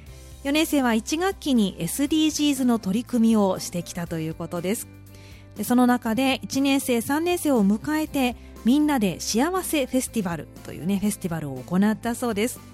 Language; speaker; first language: Japanese; native; Japanese